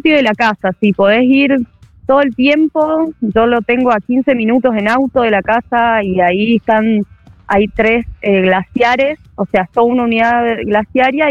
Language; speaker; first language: Spanish; native; Spanish